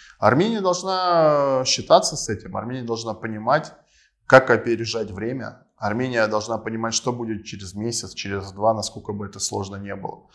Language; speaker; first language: Russian; non-native, local second language; Armenian